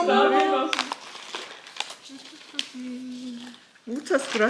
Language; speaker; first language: Spanish; non-native, learner; Korean